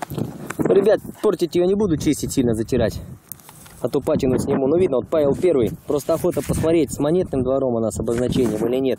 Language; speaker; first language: Russian; native; Russian